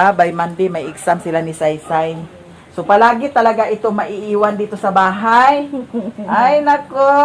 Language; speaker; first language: Filipino; non-native, local second language; Cebuano